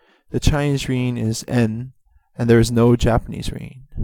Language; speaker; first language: English; native; English